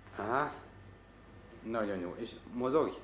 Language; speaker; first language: Hungarian; non-native, fluent; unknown